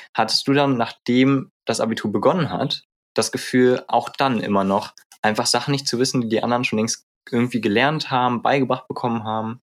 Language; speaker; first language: German; native; German